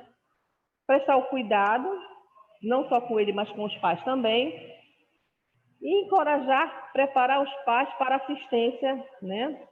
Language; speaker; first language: Portuguese; native; Portuguese